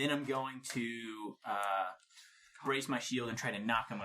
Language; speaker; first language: English; native; English